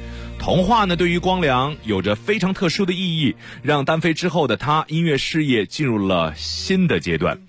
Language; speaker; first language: Chinese; native; Chinese